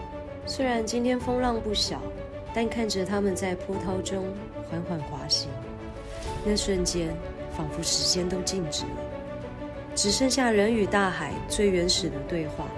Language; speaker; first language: Chinese; native; Chinese